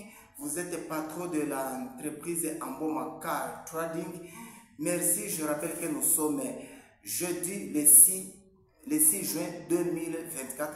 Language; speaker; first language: French; non-native, local second language; Swahili